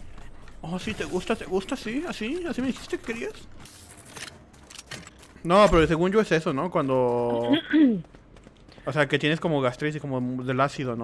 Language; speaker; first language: Spanish; native; Spanish